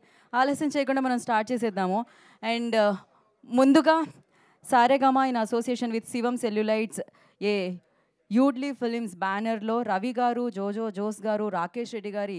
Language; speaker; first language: Telugu; native; Telugu